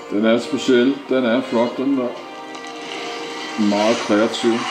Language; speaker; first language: Danish; native; Danish